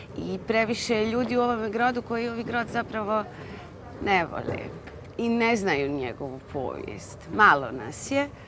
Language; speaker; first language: Croatian; native; Croatian